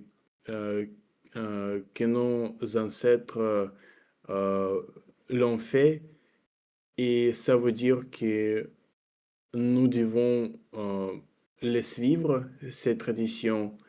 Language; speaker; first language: French; non-native, fluent; Russian